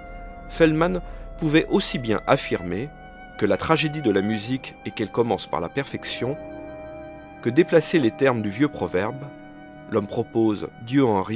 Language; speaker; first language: French; native; French